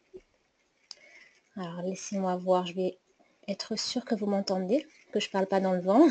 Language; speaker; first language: French; native; French